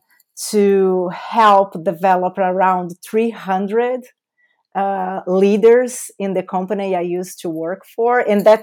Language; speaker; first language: English; non-native, fluent; Portuguese